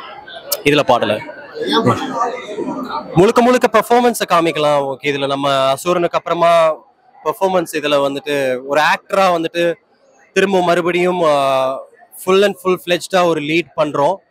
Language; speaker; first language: Tamil; native; Tamil